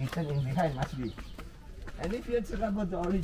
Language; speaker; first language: English; non-native, learner; Indonesian